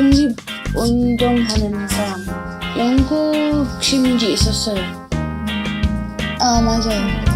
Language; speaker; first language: Korean; non-native, learner; Arabic